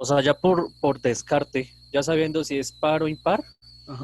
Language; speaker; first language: Spanish; native; Spanish